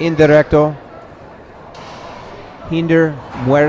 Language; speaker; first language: Spanish; non-native, learner; English